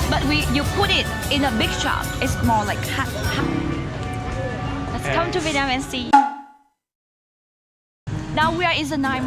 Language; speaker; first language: English; non-native, learner; Vietnamese